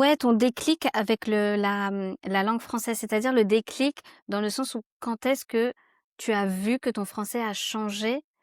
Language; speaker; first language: French; native; French